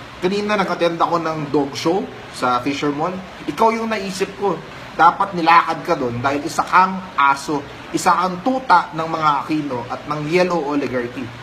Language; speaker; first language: Filipino; native; Filipino